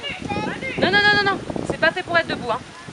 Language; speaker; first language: French; native; French